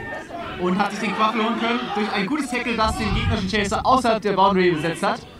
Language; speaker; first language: German; native; German